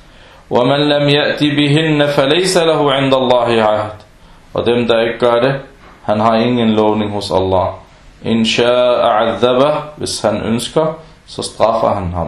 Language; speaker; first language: Danish; early bilingual, other home language; Arabic